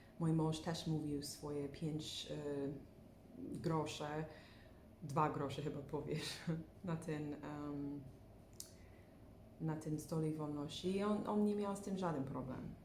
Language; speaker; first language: Polish; non-native, learner; English